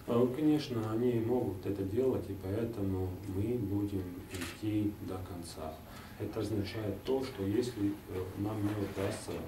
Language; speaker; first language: Russian; non-native, local second language; Latvian